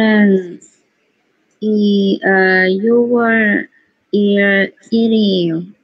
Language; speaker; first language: Korean; non-native, learner; Indonesian